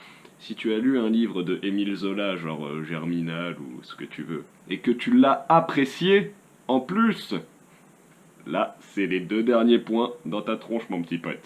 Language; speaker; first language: French; native; French